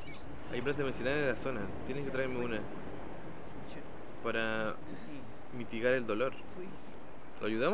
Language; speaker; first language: Spanish; native; Spanish